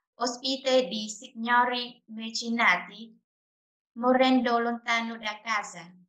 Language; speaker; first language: Italian; non-native, fluent; Vietnamese